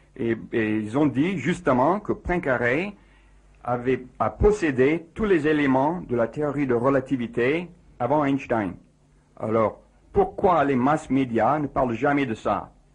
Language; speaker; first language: French; non-native, fluent; English